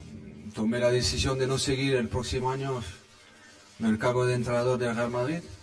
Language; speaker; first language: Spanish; non-native, fluent; French